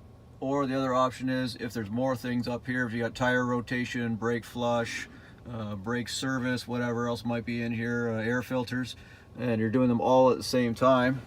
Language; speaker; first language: English; native; English